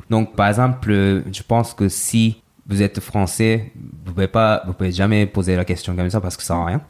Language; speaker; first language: French; non-native, fluent; Japanese